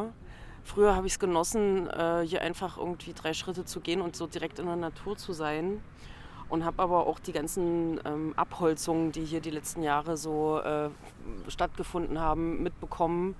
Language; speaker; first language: German; native; German